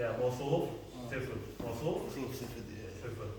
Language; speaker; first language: Arabic; non-native, fluent; Urdu